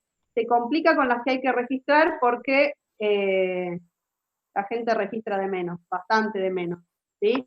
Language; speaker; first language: Spanish; native; Spanish